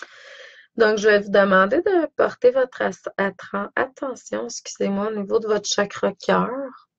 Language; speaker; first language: French; native; French